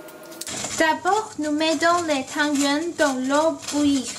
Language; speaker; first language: French; non-native, learner; Chinese